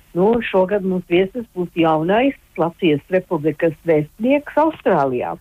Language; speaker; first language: Latvian; early bilingual, heritage; Latvian